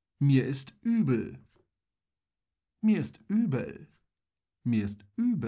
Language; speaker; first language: German; non-native, fluent; Polish